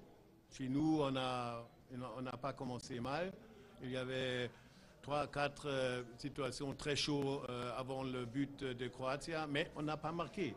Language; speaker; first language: French; non-native, fluent; German